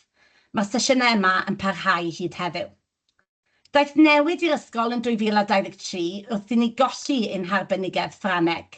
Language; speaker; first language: Welsh; native; Welsh